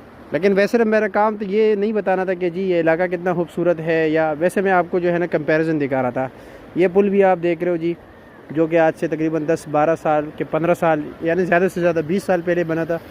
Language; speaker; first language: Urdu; non-native, local second language; Pashto